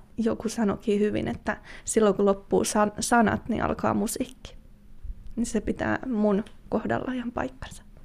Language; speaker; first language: Finnish; native; Finnish